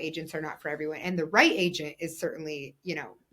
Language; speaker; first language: English; native; English